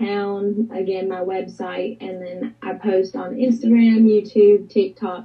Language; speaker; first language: English; native; English